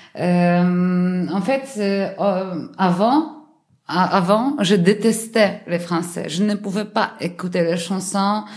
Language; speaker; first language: French; non-native, learner; Polish